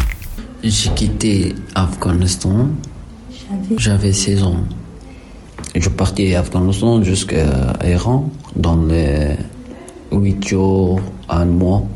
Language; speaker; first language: French; non-native, learner; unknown